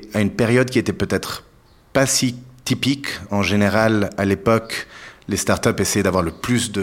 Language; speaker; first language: French; native; French